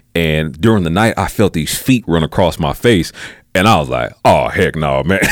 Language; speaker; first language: English; native; English